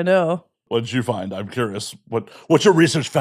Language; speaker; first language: English; native; English